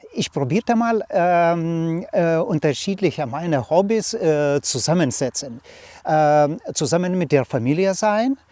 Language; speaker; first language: German; non-native, learner; Lithuanian